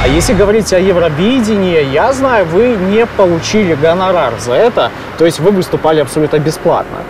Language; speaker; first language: Russian; native; Russian